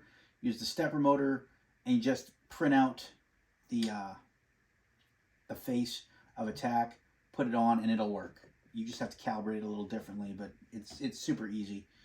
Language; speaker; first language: English; native; English